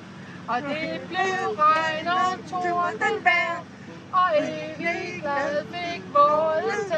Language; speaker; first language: Danish; native; Danish